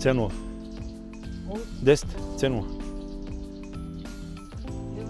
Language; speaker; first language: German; non-native, learner; Bulgarian